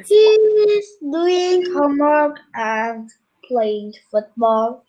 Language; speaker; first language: English; non-native, learner; Turkish